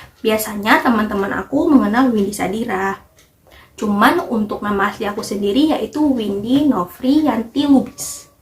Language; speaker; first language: Indonesian; native; Indonesian